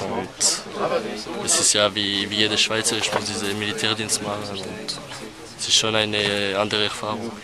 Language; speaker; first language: German; non-native, local second language; French